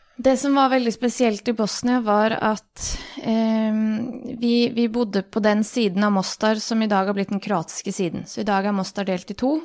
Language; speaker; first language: Norwegian; early bilingual, other home language; Bosnian